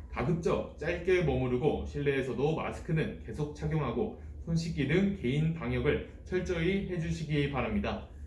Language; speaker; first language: Korean; native; Korean